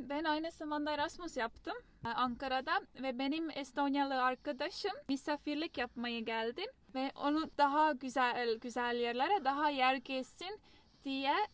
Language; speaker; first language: Turkish; non-native, fluent; Estonian